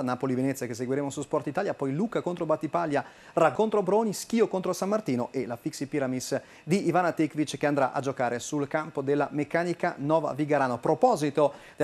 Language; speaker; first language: Italian; native; Italian